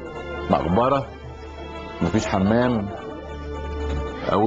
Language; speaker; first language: Arabic; native; Arabic